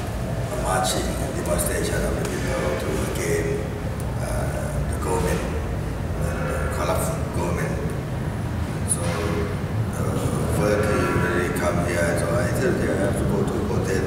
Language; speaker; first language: English; non-native, learner; Thai